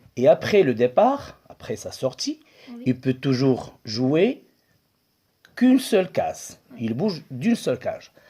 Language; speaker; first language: French; non-native, local second language; Arabic